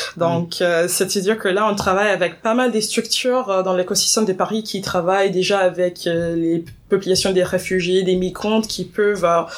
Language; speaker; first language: French; non-native, fluent; English